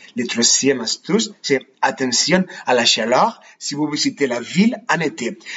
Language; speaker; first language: French; non-native, fluent; Spanish